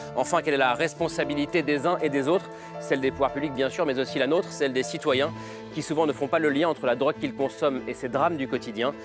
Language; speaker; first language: French; native; French